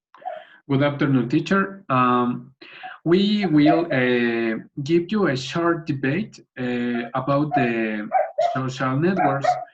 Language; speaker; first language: English; non-native, learner; Spanish